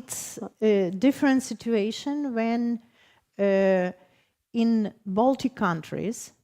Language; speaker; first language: English; non-native, fluent; Ukrainian